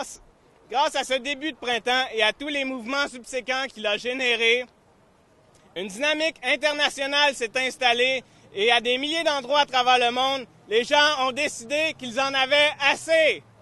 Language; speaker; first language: French; native; French